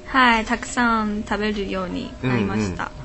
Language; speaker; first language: Japanese; non-native, learner; Chinese